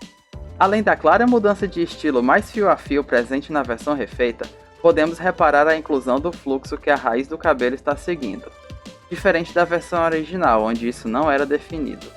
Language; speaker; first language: Portuguese; native; Portuguese